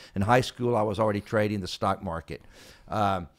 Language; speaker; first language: English; native; English